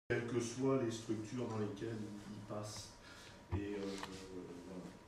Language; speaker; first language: French; native; French